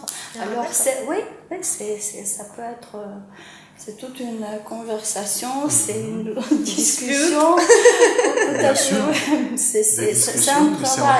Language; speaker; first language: French; non-native, fluent; Ukrainian